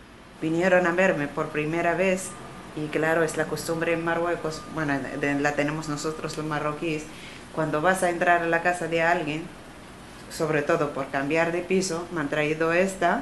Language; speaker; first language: Spanish; non-native, fluent; Arabic